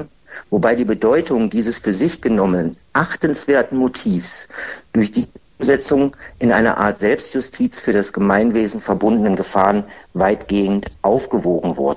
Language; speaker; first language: German; native; German